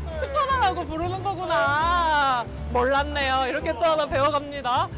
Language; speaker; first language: Korean; native; Korean